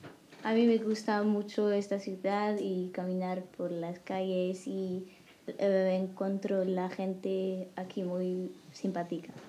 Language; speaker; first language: Spanish; non-native, learner; French